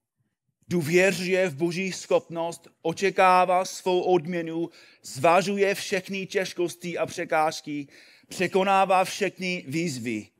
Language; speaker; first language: Czech; non-native, fluent; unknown